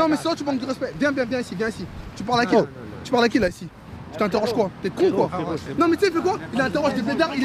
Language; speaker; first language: French; native; French